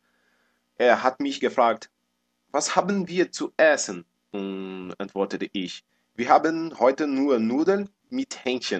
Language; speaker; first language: German; non-native, learner; Portuguese